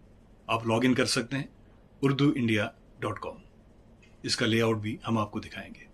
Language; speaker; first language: Hindi; native; Hindi